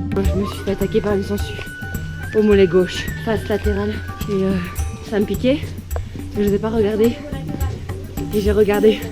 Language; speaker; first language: French; native; French